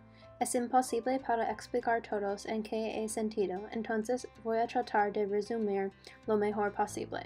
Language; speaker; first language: Spanish; non-native, learner; English